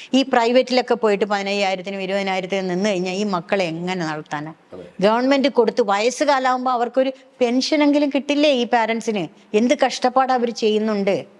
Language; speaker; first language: Malayalam; native; Malayalam